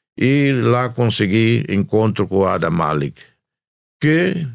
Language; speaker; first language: Portuguese; non-native, fluent; Tetum